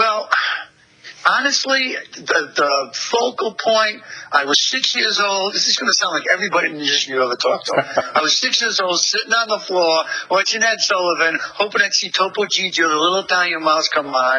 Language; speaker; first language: English; native; English